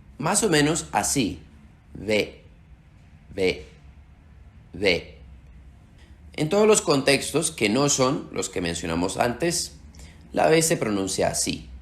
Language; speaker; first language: Spanish; early bilingual, heritage; Slovak